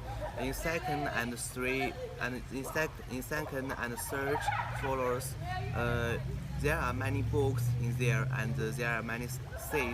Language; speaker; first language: English; non-native, learner; Chinese